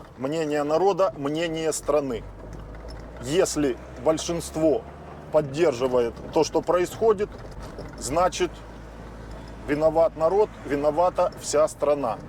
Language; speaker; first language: Russian; non-native, local second language; Ukrainian